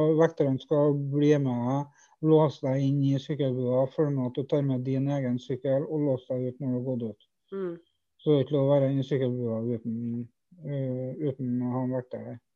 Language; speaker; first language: Norwegian; native; Norwegian